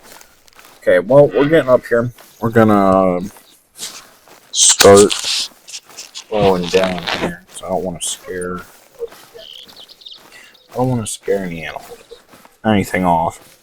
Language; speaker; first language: English; native; English